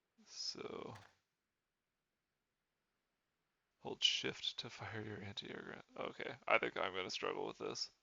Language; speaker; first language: English; native; English